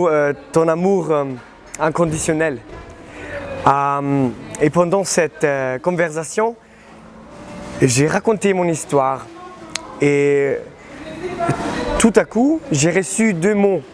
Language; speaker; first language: French; non-native, learner; German